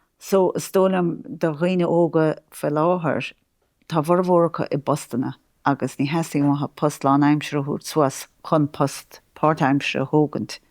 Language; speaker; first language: Irish; native; Irish